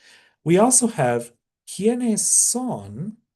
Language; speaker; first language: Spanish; non-native, fluent; English